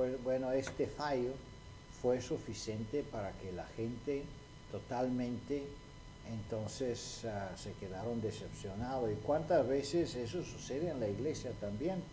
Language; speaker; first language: Spanish; non-native, fluent; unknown